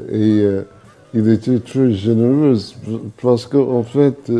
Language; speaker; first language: French; non-native, fluent; English